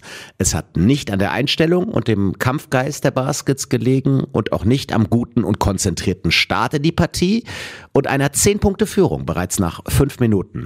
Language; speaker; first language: German; native; German